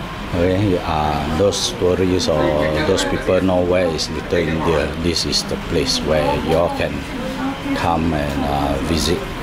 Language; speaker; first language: English; non-native, local second language; Chinese